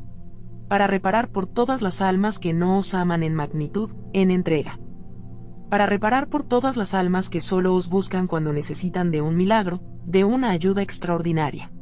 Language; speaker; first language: Spanish; native; Spanish